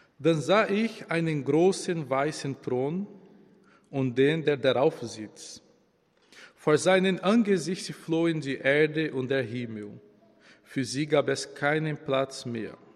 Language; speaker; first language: German; non-native, fluent; Portuguese